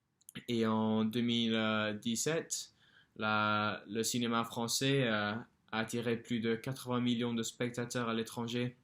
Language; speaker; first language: French; non-native, fluent; English